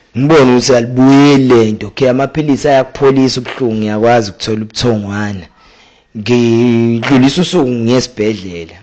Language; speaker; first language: Zulu; native; Zulu